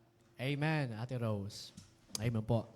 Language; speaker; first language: Filipino; native; Filipino